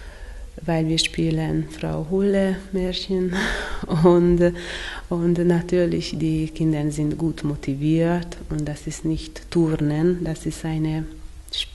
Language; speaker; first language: German; non-native, fluent; Hungarian